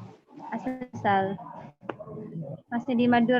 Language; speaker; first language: Indonesian; non-native, local second language; Madurese